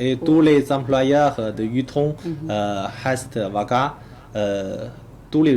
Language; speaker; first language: French; non-native, learner; Chinese